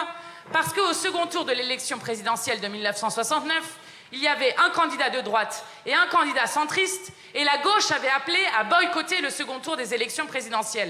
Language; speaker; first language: French; native; French